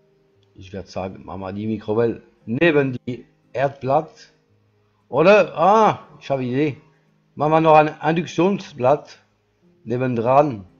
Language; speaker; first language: German; non-native, learner; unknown